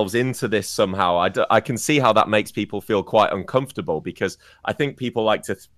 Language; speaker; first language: English; native; English